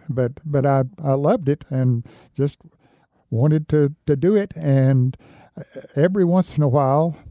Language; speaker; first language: English; native; English